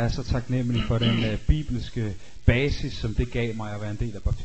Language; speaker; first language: Danish; native; Danish